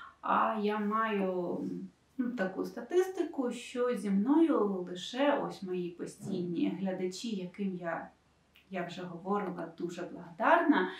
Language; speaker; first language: Ukrainian; non-native, local second language; Russian